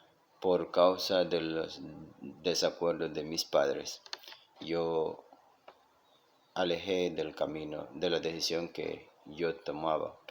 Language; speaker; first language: Spanish; non-native, local second language; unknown